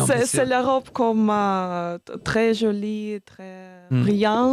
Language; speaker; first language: French; non-native, learner; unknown